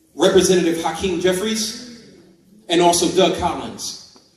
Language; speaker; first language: English; native; English